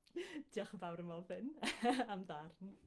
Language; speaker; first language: Welsh; non-native, fluent; English